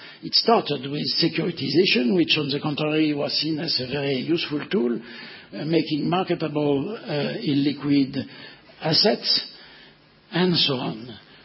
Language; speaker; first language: English; non-native, fluent; French